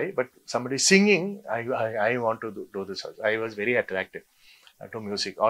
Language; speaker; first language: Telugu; non-native, learner; Malayalam